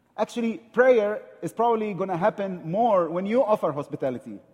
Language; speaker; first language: English; non-native, fluent; Arabic